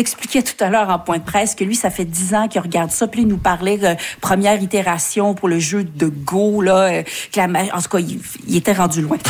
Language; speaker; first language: French; native; French